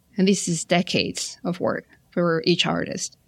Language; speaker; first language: English; non-native, fluent; Spanish